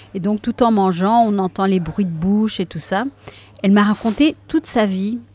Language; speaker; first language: French; native; French